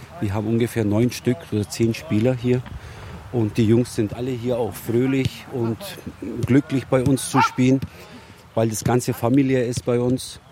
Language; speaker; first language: German; early bilingual, other home language; Turkish